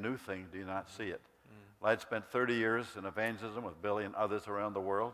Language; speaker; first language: English; native; English